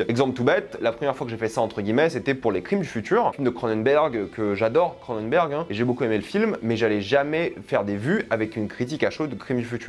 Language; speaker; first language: French; native; French